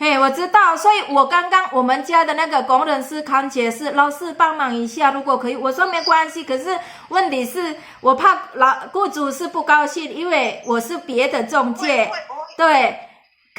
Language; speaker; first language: Chinese; non-native, fluent; Indonesian